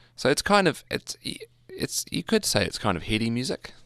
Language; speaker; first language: English; native; English